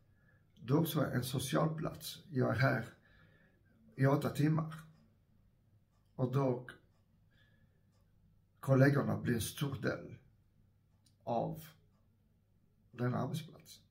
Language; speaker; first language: Swedish; non-native, fluent; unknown